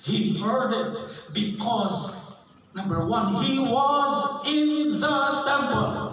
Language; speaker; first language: English; non-native, local second language; Filipino